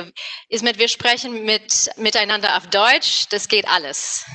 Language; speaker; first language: German; non-native, fluent; English